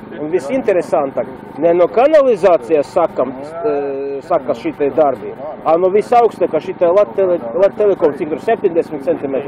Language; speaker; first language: Latvian; non-native, local second language; Russian